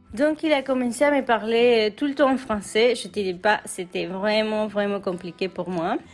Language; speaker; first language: French; non-native, fluent; Spanish